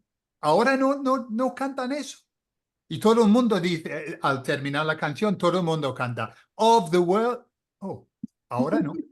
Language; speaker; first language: Spanish; non-native, fluent; English